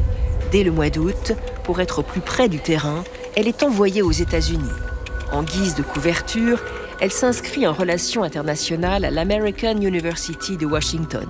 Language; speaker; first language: French; native; French